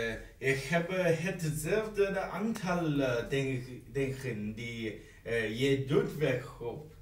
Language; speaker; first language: Dutch; non-native, learner; English